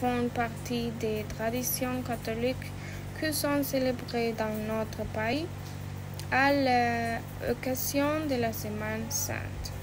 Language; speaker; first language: French; non-native, learner; Spanish